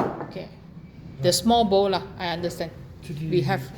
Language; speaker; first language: English; non-native, local second language; Chinese